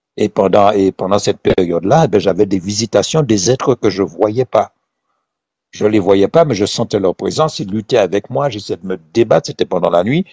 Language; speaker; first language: French; non-native, local second language; Haitian Creole